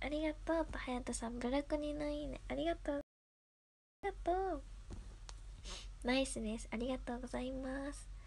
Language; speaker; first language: Japanese; native; Japanese